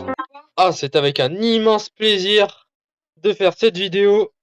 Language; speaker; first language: French; native; French